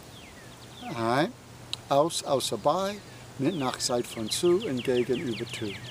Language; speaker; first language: German; non-native, fluent; English